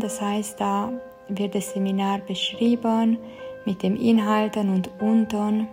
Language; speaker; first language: German; non-native, fluent; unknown